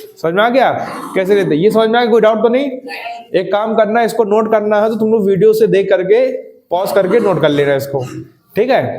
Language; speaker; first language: Hindi; native; Hindi